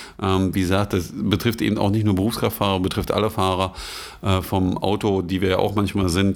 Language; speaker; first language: German; native; German